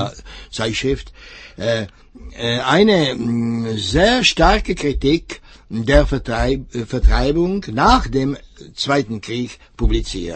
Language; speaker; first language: German; non-native, fluent; Czech